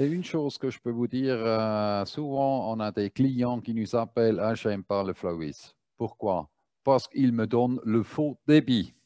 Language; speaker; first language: French; non-native, fluent; German